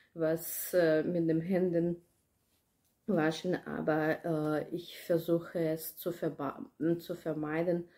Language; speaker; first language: German; non-native, learner; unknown